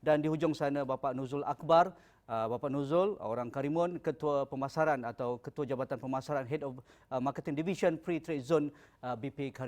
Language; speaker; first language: Malay; native; Malay